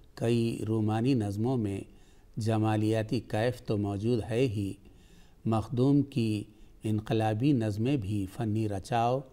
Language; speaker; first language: Urdu; native; Urdu